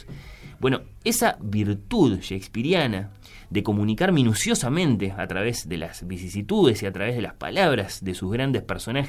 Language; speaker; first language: Spanish; native; Spanish